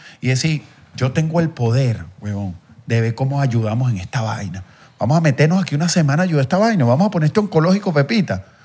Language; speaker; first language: Spanish; native; Spanish